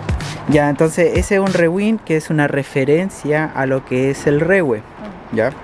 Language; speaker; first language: Spanish; native; Spanish